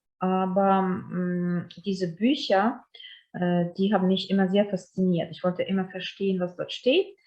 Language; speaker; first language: German; non-native, fluent; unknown